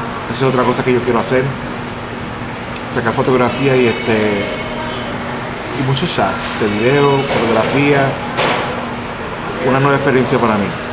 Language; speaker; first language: Spanish; early bilingual, heritage; Spanish